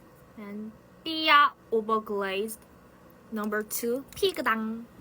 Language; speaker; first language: English; non-native, learner; Korean